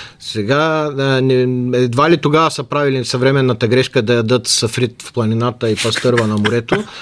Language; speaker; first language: Bulgarian; native; Bulgarian